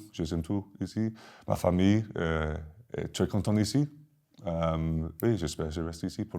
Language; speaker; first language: French; non-native, learner; English